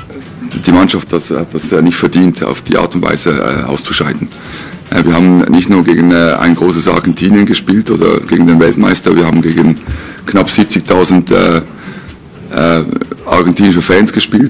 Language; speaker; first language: German; native; German